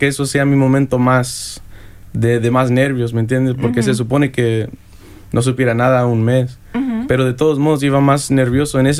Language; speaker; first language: Spanish; early bilingual, heritage; Spanish